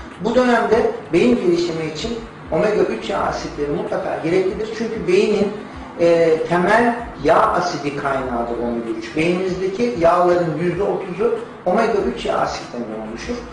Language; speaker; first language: Turkish; native; Turkish